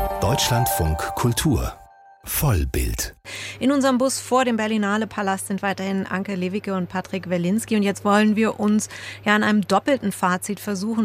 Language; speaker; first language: German; native; German